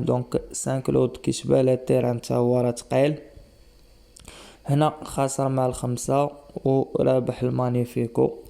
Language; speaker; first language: Arabic; native; Arabic